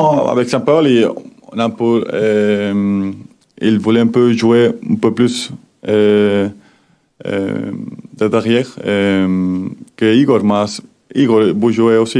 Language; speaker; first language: French; non-native, learner; Spanish